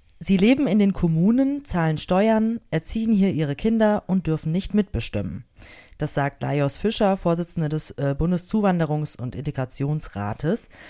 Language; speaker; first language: German; native; German